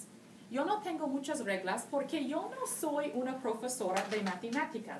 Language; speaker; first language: Spanish; non-native, learner; English